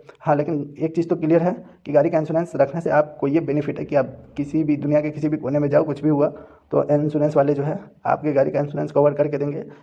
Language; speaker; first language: Hindi; native; Hindi